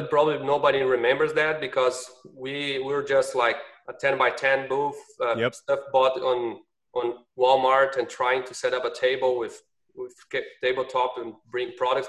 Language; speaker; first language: English; non-native, fluent; Portuguese